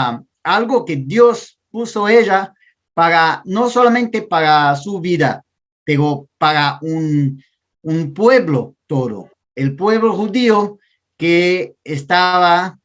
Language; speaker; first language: Spanish; non-native, learner; Portuguese